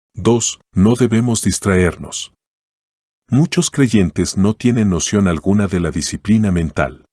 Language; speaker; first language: Spanish; native; Spanish